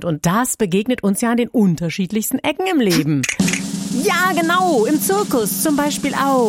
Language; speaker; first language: German; native; German